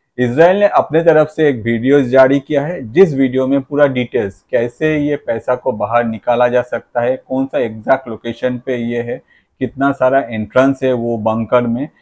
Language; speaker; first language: Hindi; non-native, local second language; Bangla